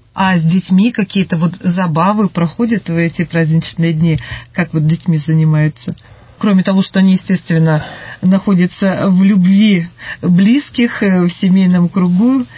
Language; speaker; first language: Russian; native; Russian